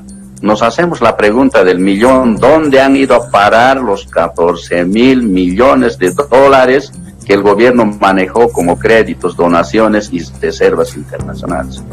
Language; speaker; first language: Spanish; native; Spanish